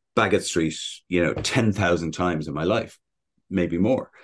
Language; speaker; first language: English; native; English